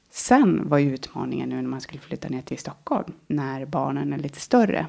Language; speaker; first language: Swedish; native; Swedish